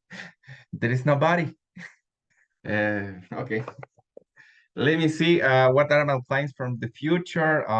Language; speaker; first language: English; non-native, learner; Spanish